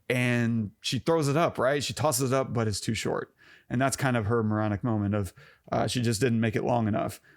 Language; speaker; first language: English; native; English